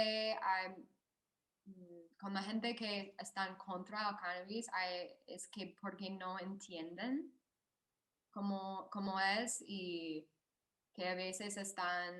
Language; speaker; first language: Spanish; non-native, fluent; English